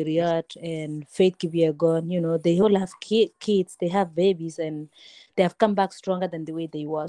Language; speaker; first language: English; non-native, local second language; Kalenjin